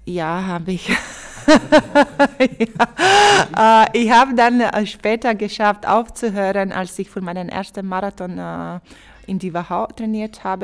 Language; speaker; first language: German; non-native, fluent; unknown